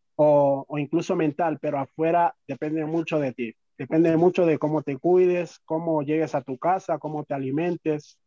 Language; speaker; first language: Spanish; native; Spanish